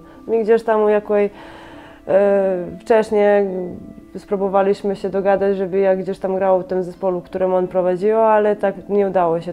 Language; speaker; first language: Polish; non-native, fluent; Serbian